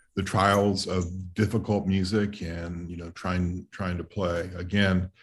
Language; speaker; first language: English; native; English